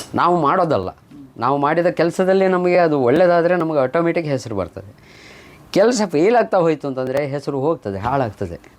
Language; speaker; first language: Kannada; native; Kannada